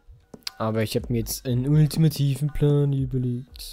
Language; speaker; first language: German; native; German